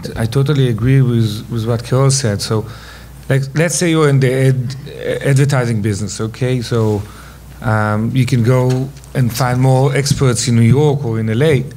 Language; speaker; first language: English; non-native, fluent; Hebrew